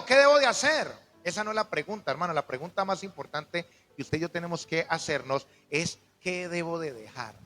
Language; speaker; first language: Spanish; native; Spanish